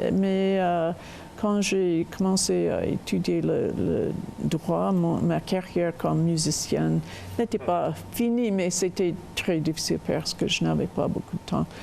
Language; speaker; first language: French; non-native, local second language; English